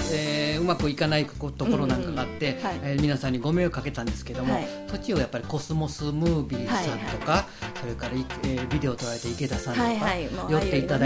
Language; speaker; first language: Japanese; native; Japanese